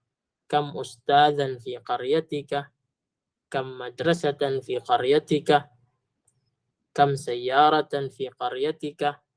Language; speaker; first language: Arabic; non-native, fluent; Filipino